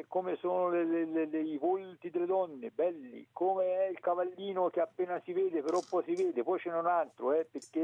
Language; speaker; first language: Italian; native; Italian